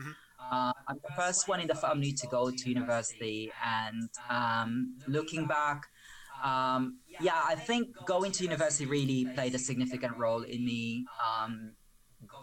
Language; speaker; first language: English; non-native, local second language; Filipino